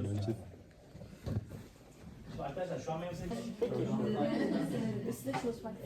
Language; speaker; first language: Turkish; native; Turkish